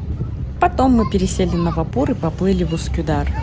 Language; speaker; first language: Russian; native; Russian